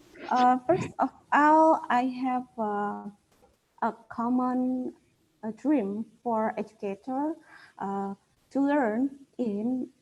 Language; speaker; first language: English; non-native, fluent; Indonesian